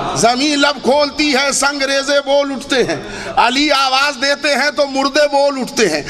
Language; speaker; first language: Urdu; native; Urdu